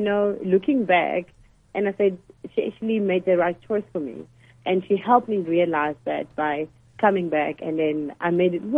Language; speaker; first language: English; non-native, local second language; Zulu